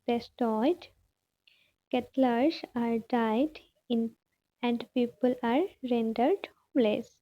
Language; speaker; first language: English; non-native, local second language; Assamese